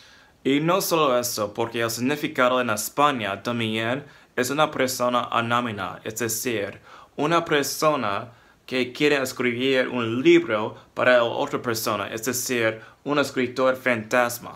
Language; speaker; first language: Spanish; non-native, fluent; English